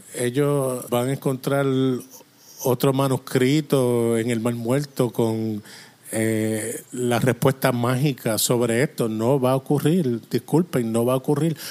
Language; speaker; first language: Spanish; non-native, fluent; English